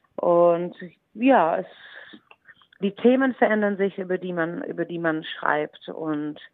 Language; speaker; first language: German; non-native, fluent; Czech